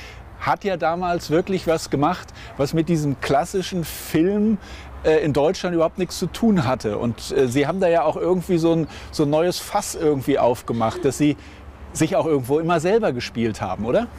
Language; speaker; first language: German; native; German